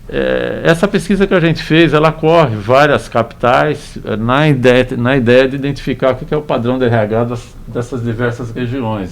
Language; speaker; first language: Portuguese; native; Portuguese